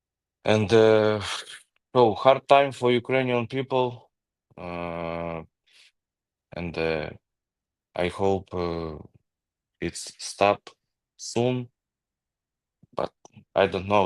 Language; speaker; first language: English; non-native, learner; Ukrainian